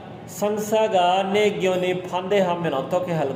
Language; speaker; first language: Korean; non-native, fluent; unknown